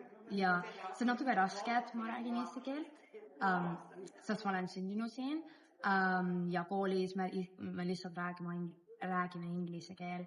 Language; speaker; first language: Estonian; early bilingual, heritage; English